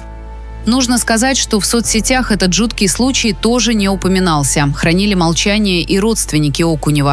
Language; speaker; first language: Russian; native; Russian